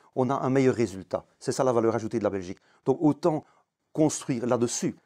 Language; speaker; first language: French; native; French